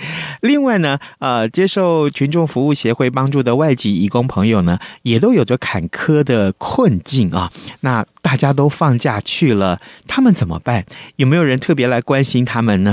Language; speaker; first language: Chinese; native; Chinese